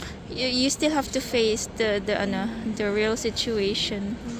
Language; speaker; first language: English; non-native, local second language; Filipino